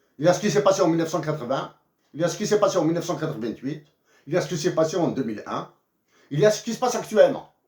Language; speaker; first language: French; non-native, local second language; Kabyle